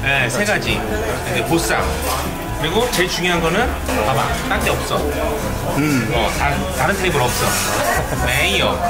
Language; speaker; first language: Korean; non-native, fluent; Chinese